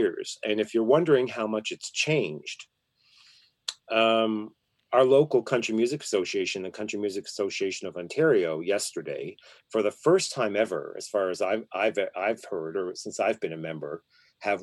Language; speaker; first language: English; native; English